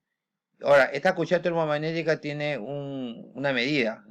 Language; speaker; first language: Spanish; native; Spanish